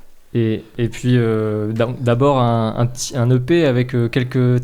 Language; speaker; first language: French; native; French